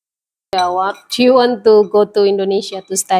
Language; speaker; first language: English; non-native, learner; Indonesian